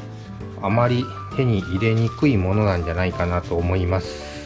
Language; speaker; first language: Japanese; native; Japanese